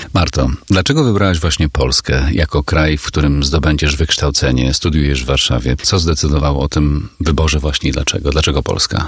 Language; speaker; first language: Polish; native; Polish